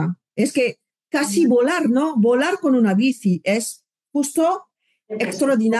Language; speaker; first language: Spanish; non-native, fluent; French